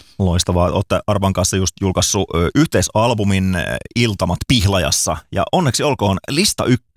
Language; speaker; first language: Finnish; native; Finnish